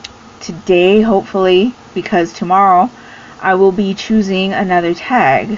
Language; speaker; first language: English; native; English